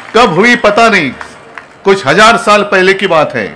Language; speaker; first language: Hindi; non-native, local second language; Marathi